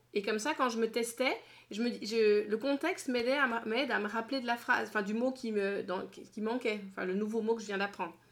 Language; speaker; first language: French; native; French